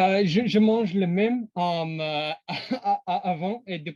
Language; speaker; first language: French; non-native, learner; English